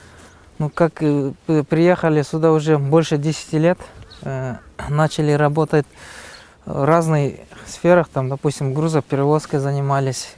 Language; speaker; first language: Russian; non-native, local second language; Kyrgyz